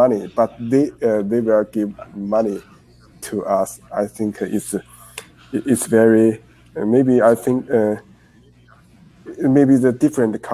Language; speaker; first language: English; non-native, learner; Chinese